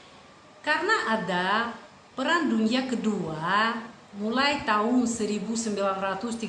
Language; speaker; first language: Indonesian; non-native, fluent; Russian